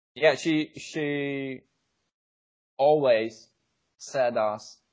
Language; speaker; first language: English; non-native, learner; Czech